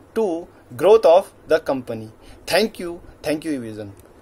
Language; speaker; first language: English; non-native, local second language; Hindi